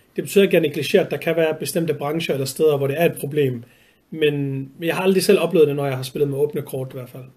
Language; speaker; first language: Danish; early bilingual, other home language; Arabic